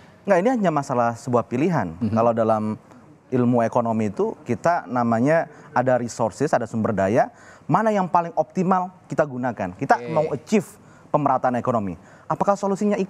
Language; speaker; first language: Indonesian; native; Indonesian